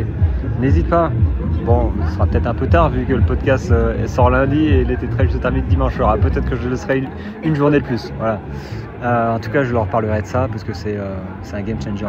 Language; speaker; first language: French; native; French